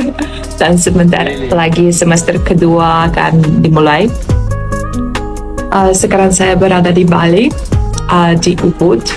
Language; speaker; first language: Indonesian; non-native, fluent; Polish